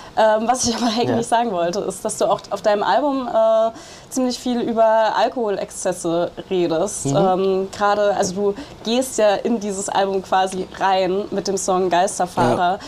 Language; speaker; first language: German; native; German